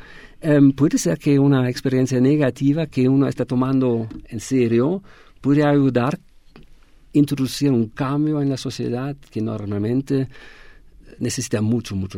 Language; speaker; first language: Spanish; non-native, fluent; German